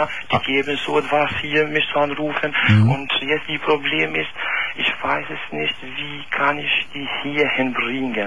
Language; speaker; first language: German; non-native, learner; Albanian